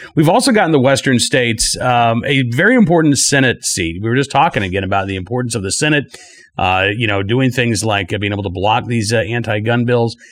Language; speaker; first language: English; native; English